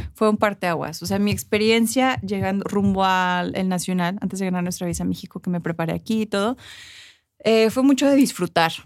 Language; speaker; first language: Spanish; early bilingual, heritage; Spanish